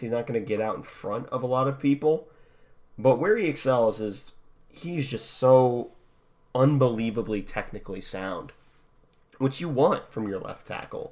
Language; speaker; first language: English; native; English